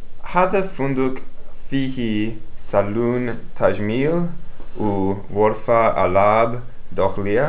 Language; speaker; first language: Arabic; non-native, learner; English